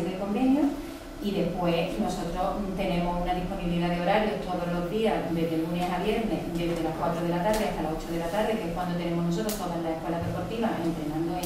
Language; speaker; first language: Spanish; native; Spanish